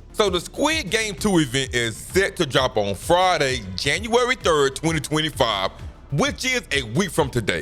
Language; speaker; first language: English; native; English